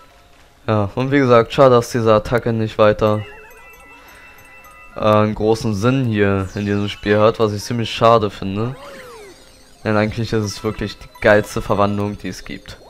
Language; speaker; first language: German; native; German